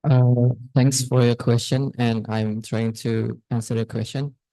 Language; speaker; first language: English; non-native, fluent; Indonesian